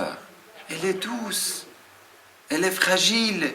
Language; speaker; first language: French; non-native, fluent; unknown